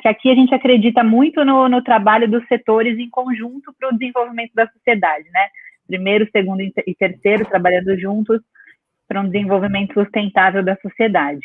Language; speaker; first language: Portuguese; native; Portuguese